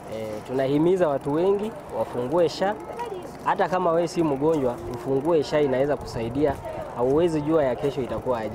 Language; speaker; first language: Swahili; non-native, local second language; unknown